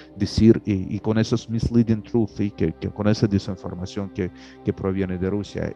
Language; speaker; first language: Spanish; non-native, fluent; Russian